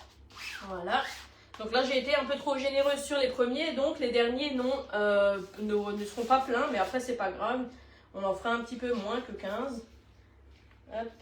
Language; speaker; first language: French; native; French